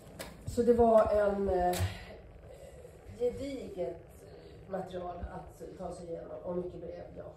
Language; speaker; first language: Swedish; native; Swedish